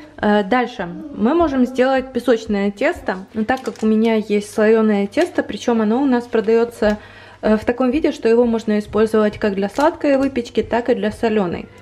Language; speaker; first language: Russian; native; Russian